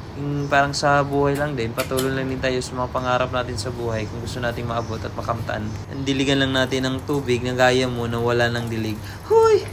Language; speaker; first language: Filipino; non-native, local second language; Cebuano